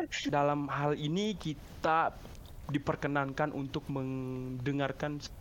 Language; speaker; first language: Indonesian; non-native, local second language; Sundanese